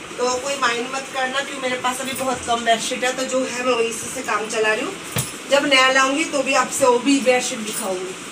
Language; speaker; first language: Hindi; native; Hindi